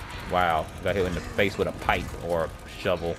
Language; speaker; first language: English; native; English